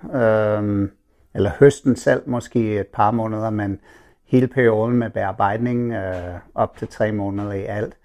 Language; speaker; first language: Danish; non-native, fluent; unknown